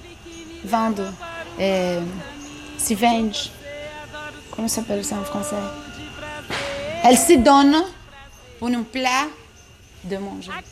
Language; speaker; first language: French; non-native, learner; Portuguese